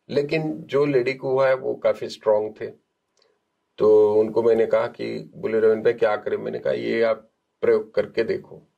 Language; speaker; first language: Hindi; non-native, local second language; Gujarati